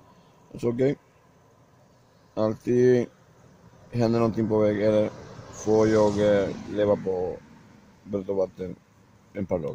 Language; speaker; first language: Swedish; non-native, learner; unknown